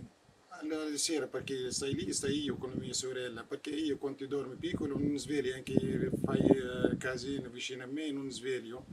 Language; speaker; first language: Italian; non-native, learner; Arabic